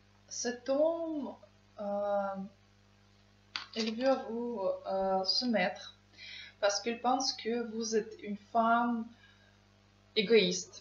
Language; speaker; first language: French; non-native, learner; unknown